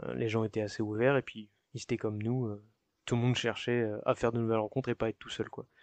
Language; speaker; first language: French; native; French